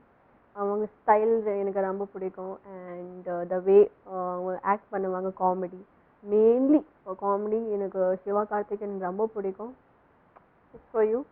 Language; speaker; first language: Tamil; non-native, local second language; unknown